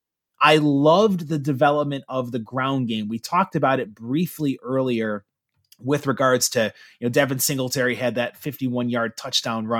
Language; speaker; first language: English; native; English